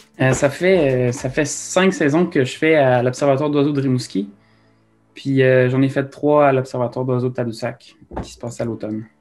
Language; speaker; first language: French; native; French